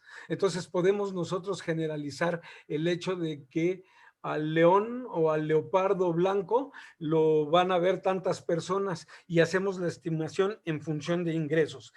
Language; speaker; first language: Spanish; native; Spanish